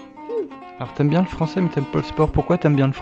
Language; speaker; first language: French; native; French